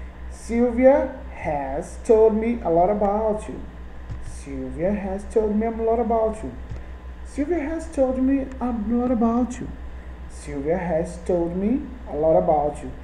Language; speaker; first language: English; non-native, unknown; Portuguese